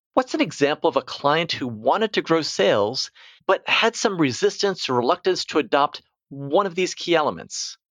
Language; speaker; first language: English; native; English